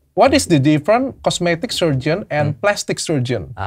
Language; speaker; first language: English; non-native, learner; Indonesian